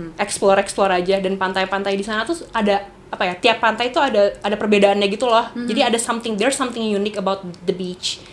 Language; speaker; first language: Indonesian; native; Indonesian